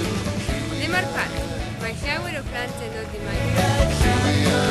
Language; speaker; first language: Welsh; non-native, learner; Spanish